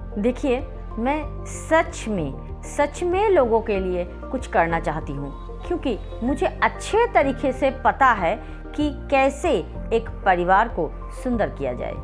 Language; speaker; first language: Hindi; non-native, local second language; Bangla